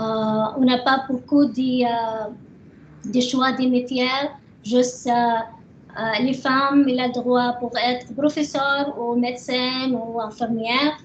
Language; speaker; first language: French; non-native, learner; Arabic